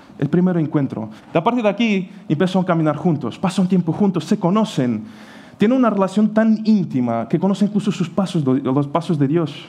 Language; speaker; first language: Spanish; non-native, fluent; Ukrainian